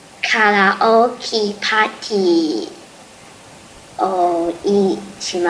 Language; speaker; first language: Japanese; non-native, learner; English